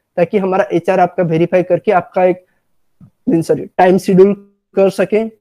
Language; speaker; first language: Hindi; non-native, local second language; Odia